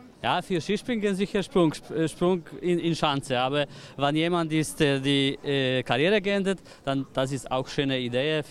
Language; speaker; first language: German; non-native, learner; Polish